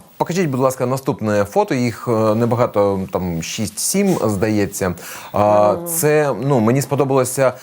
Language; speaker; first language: Ukrainian; native; Ukrainian